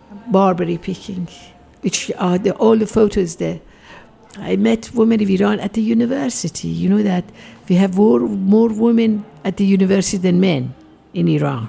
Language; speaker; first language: English; non-native, fluent; Persian